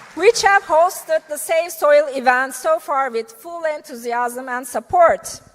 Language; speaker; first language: English; non-native, fluent; Turkish